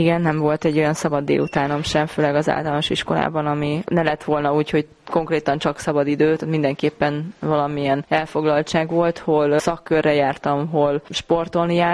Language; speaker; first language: Hungarian; native; Hungarian